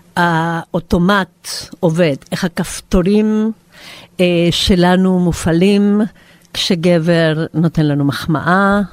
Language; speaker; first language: Hebrew; non-native, fluent; Spanish